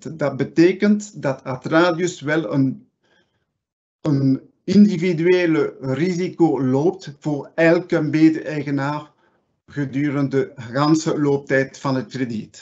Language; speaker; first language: Dutch; non-native, local second language; French